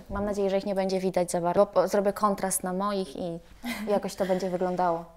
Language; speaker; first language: Polish; native; Polish